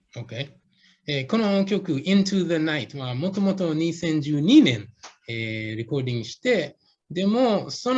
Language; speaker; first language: Japanese; non-native, fluent; English